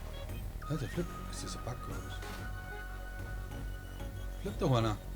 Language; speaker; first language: German; native; German